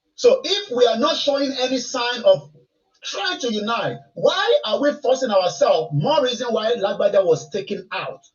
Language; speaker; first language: English; non-native, local second language; Yoruba